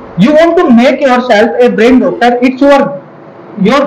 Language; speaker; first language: English; non-native, local second language; Hindi